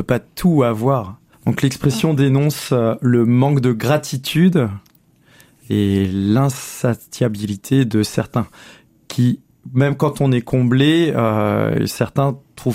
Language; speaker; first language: French; native; French